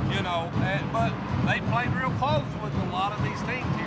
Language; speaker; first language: English; native; English